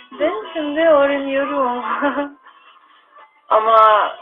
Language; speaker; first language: Turkish; non-native, fluent; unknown